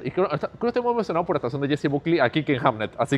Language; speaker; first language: Spanish; native; Spanish